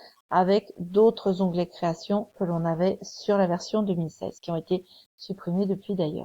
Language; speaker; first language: French; native; French